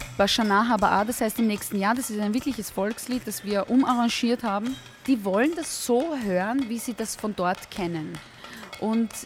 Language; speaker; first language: German; non-native, fluent; Hebrew